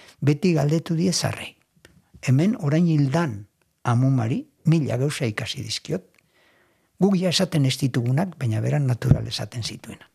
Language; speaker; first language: Basque; native; Basque